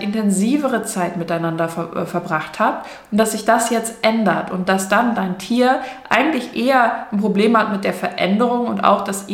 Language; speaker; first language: German; native; German